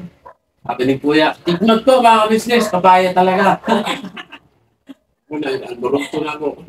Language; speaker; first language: Filipino; non-native, local second language; Hiligaynon